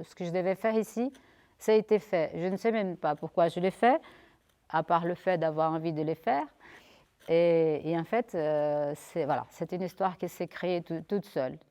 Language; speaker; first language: French; non-native, fluent; Portuguese